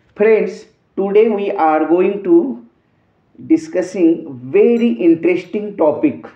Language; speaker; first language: English; non-native, local second language; Marathi